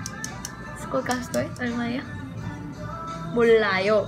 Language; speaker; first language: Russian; non-native, learner; Korean